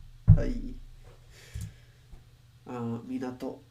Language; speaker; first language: Japanese; non-native, learner; Spanish